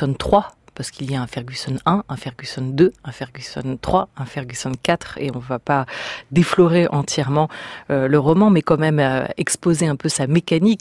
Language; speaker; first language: French; native; French